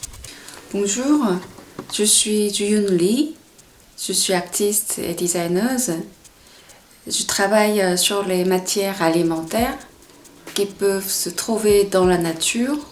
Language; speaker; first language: French; non-native, fluent; Korean